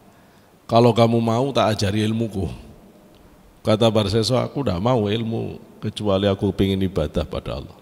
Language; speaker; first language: Indonesian; native; Indonesian